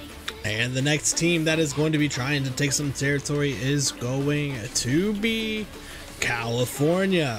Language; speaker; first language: English; native; English